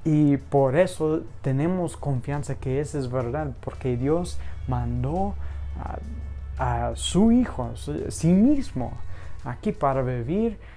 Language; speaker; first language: Spanish; non-native, fluent; English